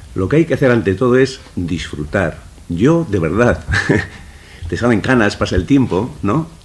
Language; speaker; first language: Spanish; non-native, local second language; Basque